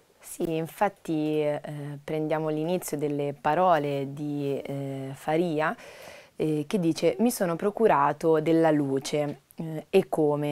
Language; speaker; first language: Italian; native; Italian